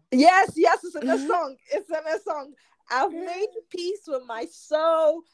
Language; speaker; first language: English; non-native, local second language; Akan